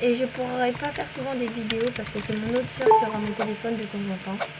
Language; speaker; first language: French; native; French